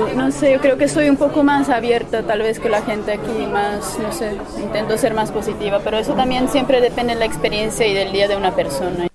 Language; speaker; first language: Spanish; non-native, fluent; Czech